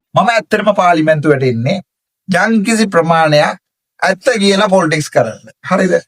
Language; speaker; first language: Sinhala; non-native, local second language; Tamil